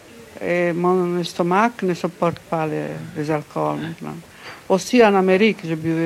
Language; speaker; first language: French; non-native, fluent; Italian